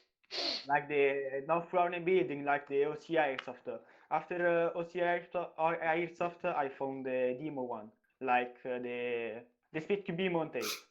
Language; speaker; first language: English; non-native, learner; Italian